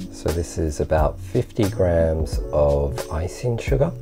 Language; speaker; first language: English; early bilingual, other home language; Japanese